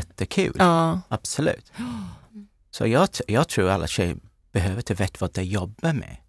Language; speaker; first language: Swedish; non-native, learner; English